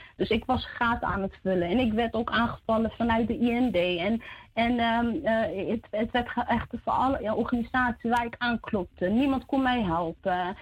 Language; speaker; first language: Dutch; early bilingual, other home language; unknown